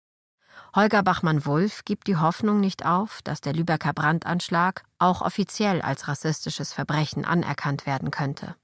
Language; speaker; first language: German; native; German